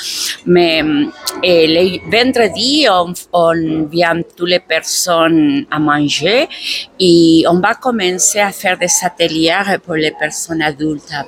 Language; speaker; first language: French; non-native, learner; Spanish